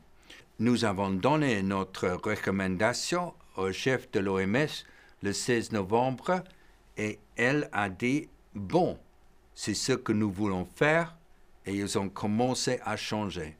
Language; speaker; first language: French; non-native, fluent; English